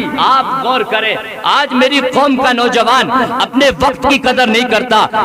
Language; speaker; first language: Urdu; native; Urdu